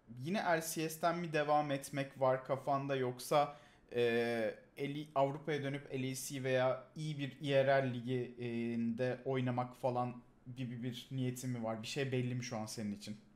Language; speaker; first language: Turkish; native; Turkish